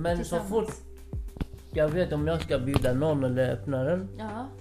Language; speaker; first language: Swedish; non-native, fluent; Kurdish